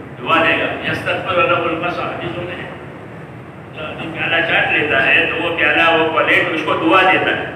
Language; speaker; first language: Urdu; non-native, local second language; Gujarati